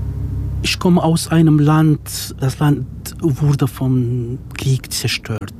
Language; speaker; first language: German; non-native, fluent; Kurdish